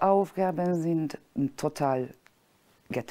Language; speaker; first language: German; non-native, fluent; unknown